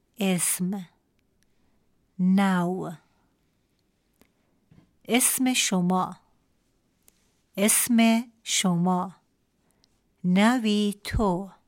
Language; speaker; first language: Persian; non-native, local second language; Central Kurdish